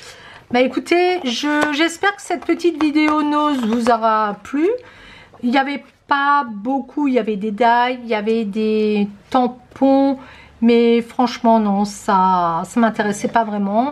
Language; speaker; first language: French; native; French